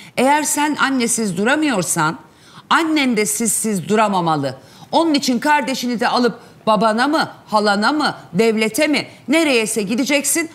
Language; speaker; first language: Turkish; native; Turkish